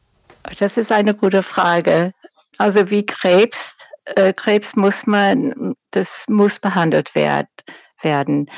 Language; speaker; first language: German; non-native, fluent; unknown